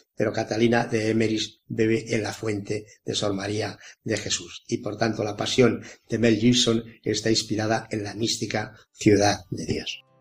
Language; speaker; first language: Spanish; native; Spanish